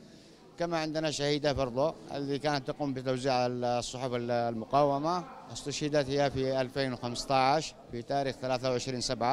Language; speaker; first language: Arabic; native; Arabic